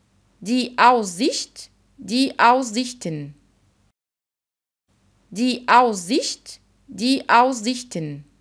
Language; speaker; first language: German; non-native, fluent; Arabic